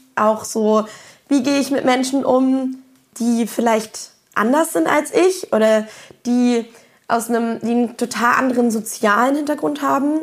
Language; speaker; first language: German; native; German